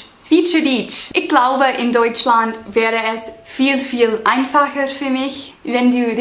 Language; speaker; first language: German; non-native, learner; English